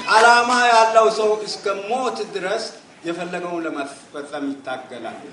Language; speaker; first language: Amharic; non-native, local second language; Wolaytta